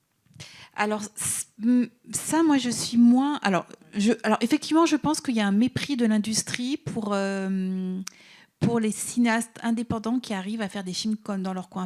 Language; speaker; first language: French; native; French